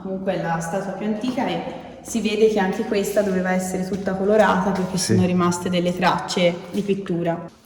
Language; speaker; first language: Italian; native; Italian